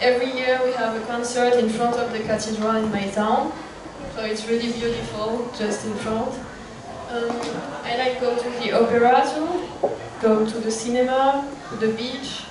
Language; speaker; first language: English; non-native, fluent; French